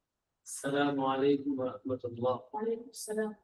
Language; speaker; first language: Arabic; non-native, learner; Bangla